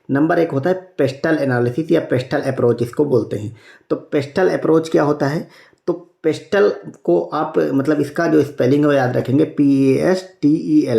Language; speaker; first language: Hindi; native; Hindi